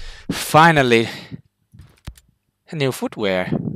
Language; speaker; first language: English; non-native, fluent; Thai